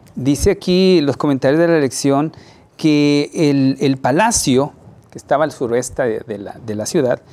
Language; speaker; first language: Spanish; native; Spanish